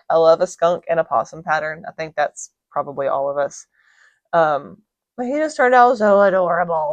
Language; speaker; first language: English; native; English